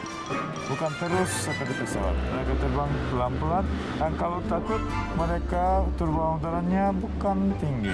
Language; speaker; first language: Indonesian; non-native, learner; Turkish